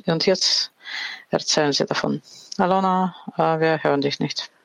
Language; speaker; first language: German; non-native, fluent; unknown